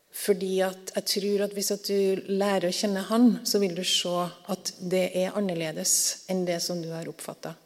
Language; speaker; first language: Norwegian; native; Norwegian